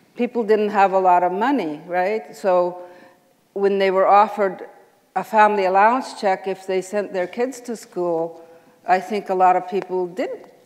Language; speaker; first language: English; native; English